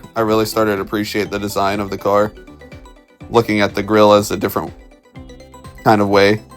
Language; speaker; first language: English; native; English